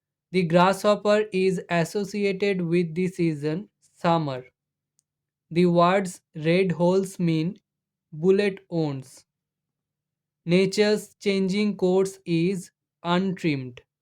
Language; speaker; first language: English; non-native, local second language; Bangla